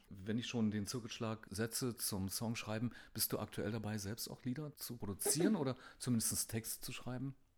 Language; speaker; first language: German; native; German